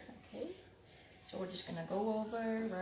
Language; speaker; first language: English; native; English